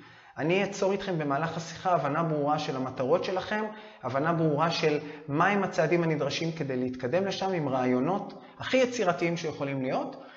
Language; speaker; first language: Hebrew; native; Hebrew